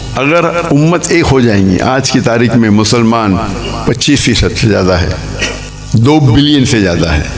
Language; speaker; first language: Urdu; non-native, local second language; Hindi